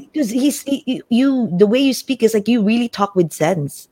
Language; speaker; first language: English; non-native, local second language; Filipino